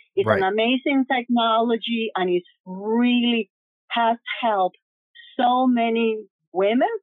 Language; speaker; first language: English; early bilingual, other home language; Spanish